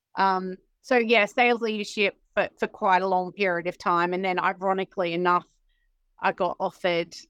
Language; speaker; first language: English; native; English